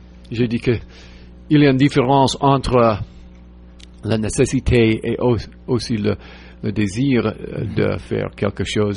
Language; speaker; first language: French; non-native, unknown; English